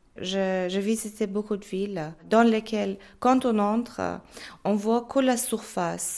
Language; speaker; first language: French; non-native, fluent; Persian